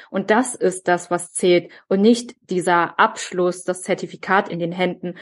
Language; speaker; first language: German; early bilingual, other home language; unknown